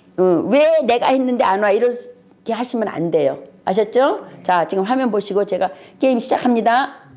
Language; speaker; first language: Korean; native; Korean